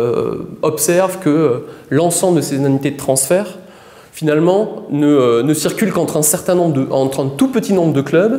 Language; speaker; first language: French; native; French